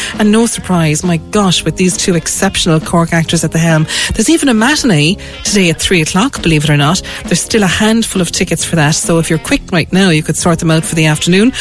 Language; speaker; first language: English; native; English